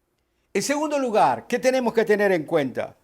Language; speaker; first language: Spanish; native; Spanish